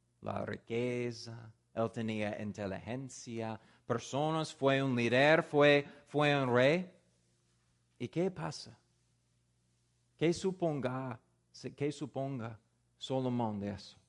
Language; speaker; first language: Spanish; non-native, fluent; English